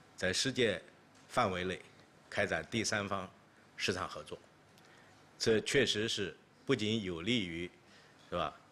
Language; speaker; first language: Chinese; native; Chinese